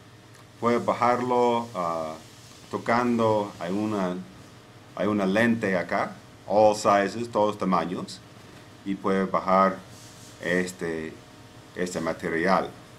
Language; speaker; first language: Spanish; non-native, fluent; English